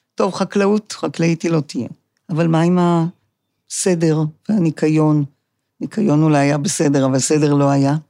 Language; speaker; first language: Hebrew; native; Hebrew